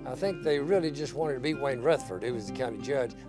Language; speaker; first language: English; native; English